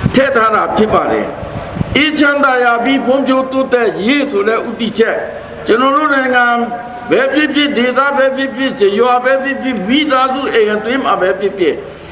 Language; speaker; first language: Burmese; non-native, local second language; Pa'o Karen